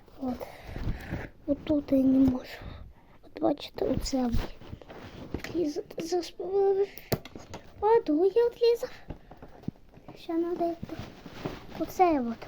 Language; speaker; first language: Ukrainian; native; Ukrainian